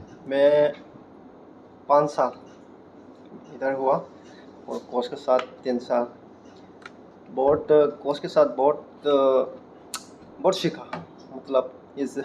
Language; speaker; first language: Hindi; non-native, local second language; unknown